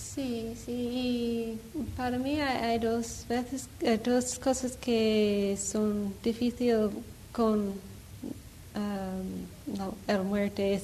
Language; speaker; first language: Spanish; non-native, learner; English